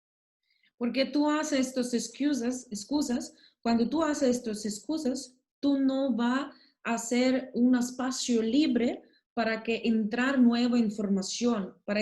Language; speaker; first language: Spanish; non-native, learner; Russian